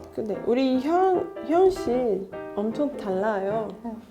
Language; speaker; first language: Korean; non-native, learner; Portuguese